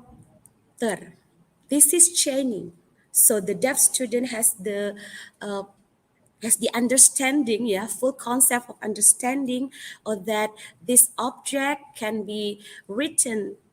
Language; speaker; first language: English; non-native, fluent; Indonesian